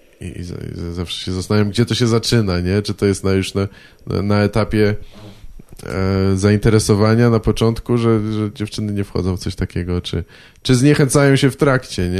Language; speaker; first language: Polish; native; Polish